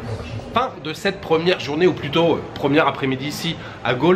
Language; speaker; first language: French; native; French